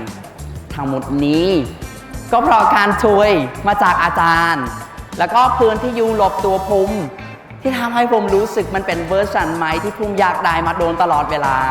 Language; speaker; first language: Thai; non-native, fluent; Khmer